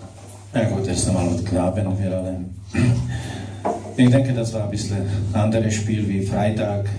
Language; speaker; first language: German; non-native, fluent; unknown